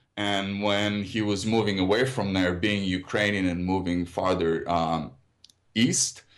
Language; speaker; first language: English; early bilingual, other home language; Russian